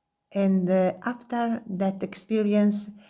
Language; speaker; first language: English; non-native, learner; Italian